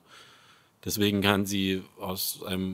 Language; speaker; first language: German; native; German